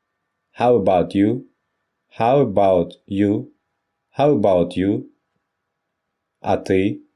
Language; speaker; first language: English; non-native, fluent; Russian